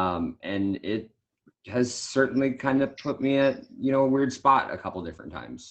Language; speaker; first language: English; native; English